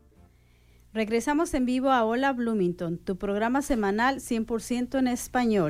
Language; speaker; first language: Spanish; native; Spanish